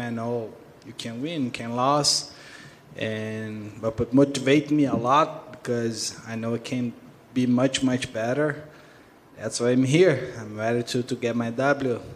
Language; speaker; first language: English; non-native, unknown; Portuguese